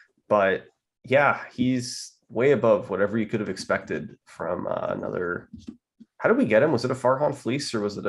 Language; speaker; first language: English; native; English